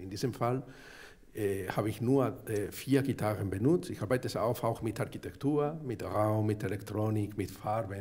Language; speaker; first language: German; non-native, fluent; Spanish